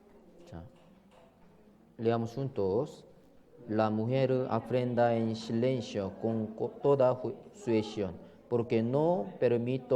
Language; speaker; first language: Spanish; non-native, learner; Korean